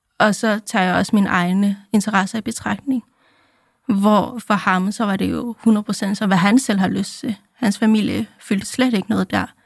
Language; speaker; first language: Danish; early bilingual, other home language; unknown